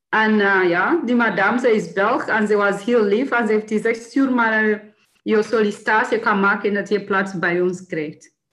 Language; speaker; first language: Dutch; non-native, learner; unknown